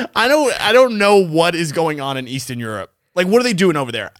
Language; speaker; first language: English; early bilingual, other home language; Italian